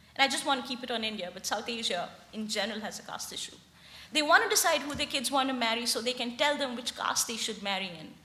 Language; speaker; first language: English; non-native, local second language; Hindi